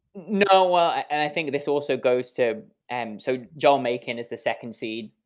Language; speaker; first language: English; native; English